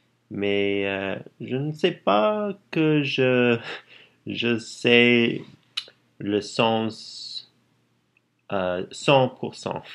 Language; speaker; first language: French; non-native, learner; English